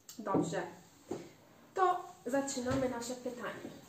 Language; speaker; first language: Polish; non-native, learner; Arabic